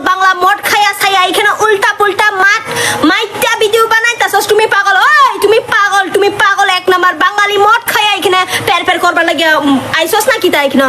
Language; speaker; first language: Bangla; non-native, local second language; Kok Borok